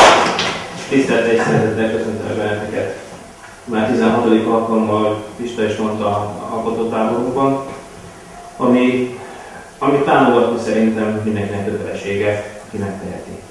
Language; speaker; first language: Hungarian; native; Hungarian